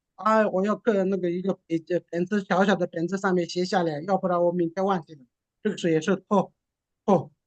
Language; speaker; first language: Chinese; non-native, local second language; Tibetan